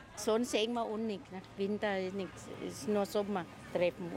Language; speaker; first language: German; non-native, learner; Thai